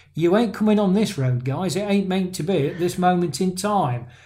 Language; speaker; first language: English; native; English